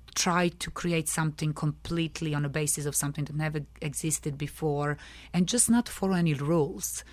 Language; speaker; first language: English; non-native, fluent; Serbian